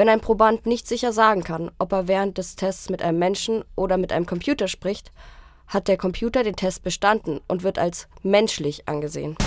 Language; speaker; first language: German; native; German